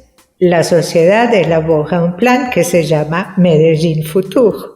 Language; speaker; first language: Spanish; non-native, fluent; French